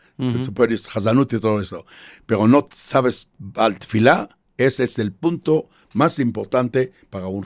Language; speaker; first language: Spanish; non-native, fluent; Hebrew